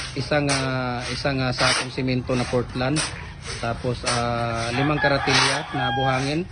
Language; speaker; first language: Filipino; non-native, local second language; Cebuano